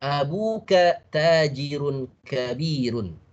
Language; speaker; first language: Arabic; non-native, fluent; Indonesian